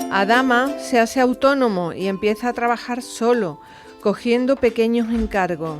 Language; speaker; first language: Spanish; native; Spanish